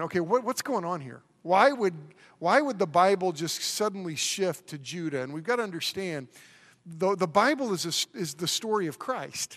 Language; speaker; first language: English; native; English